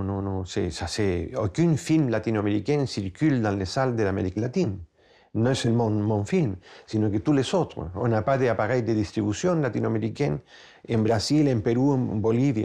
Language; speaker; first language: French; non-native, fluent; Spanish